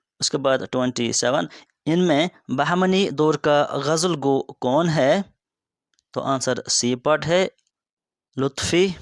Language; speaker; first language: Urdu; non-native, local second language; Kashmiri